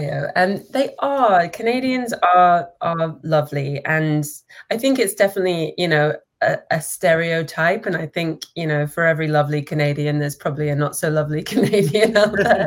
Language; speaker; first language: English; native; English